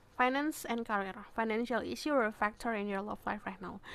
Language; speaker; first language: English; non-native, learner; Indonesian